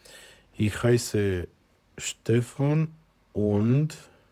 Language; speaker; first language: German; non-native, fluent; Romanian